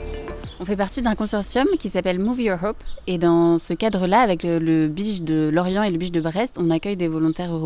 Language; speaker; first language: French; native; French